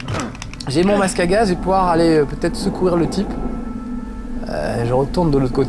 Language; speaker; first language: French; native; French